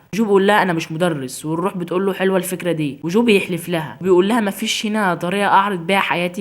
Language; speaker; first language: Arabic; native; Arabic